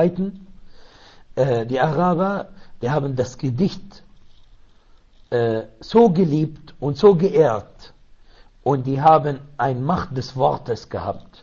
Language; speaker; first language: German; non-native, learner; Arabic